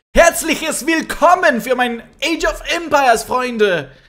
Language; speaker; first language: German; non-native, learner; Spanish